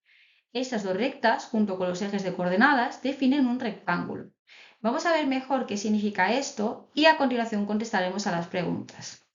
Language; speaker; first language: Spanish; native; Spanish